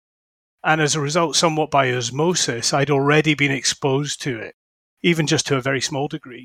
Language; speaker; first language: English; native; English